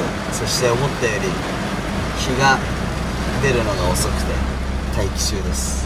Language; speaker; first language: Japanese; native; Japanese